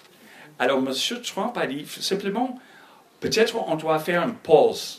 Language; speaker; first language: French; non-native, fluent; English